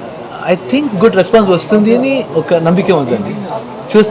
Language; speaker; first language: Telugu; non-native, learner; Kannada